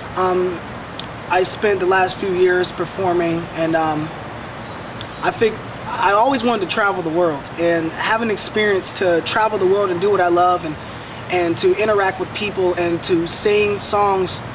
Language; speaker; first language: English; native; English